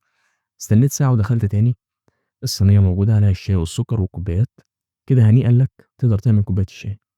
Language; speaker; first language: Arabic; native; Arabic